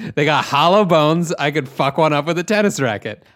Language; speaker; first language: English; native; English